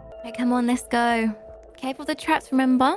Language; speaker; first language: English; native; English